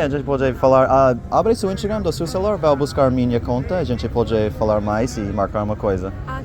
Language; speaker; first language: Portuguese; non-native, learner; English